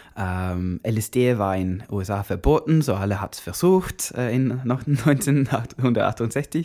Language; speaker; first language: German; non-native, learner; Norwegian